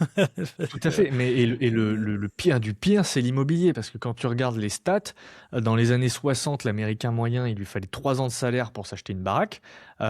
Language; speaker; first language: French; native; French